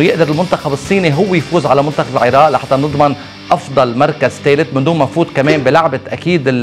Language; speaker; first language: Arabic; native; Arabic